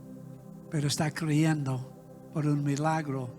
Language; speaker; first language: Spanish; non-native, learner; English